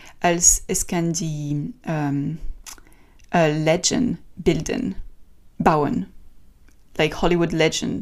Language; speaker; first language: German; non-native, learner; French